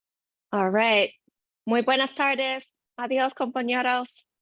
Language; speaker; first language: Spanish; non-native, learner; English